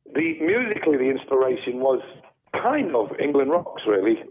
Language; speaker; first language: English; native; English